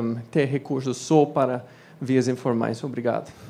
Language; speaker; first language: Portuguese; non-native, fluent; English